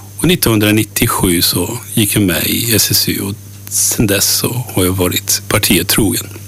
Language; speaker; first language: Swedish; early bilingual, other home language; Turkish